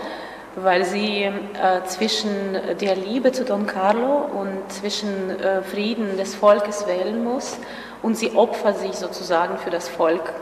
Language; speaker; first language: German; non-native, fluent; Russian